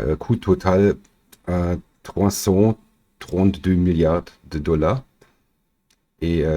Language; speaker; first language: French; non-native, learner; German